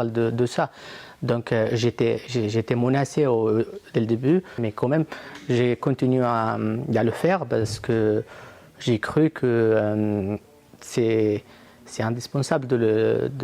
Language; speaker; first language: French; non-native, fluent; Arabic